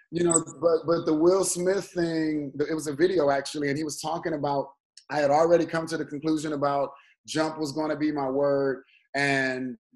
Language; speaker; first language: English; native; English